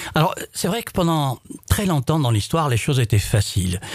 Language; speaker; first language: French; non-native, local second language; Arabic